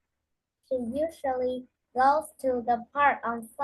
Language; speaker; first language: English; non-native, learner; Vietnamese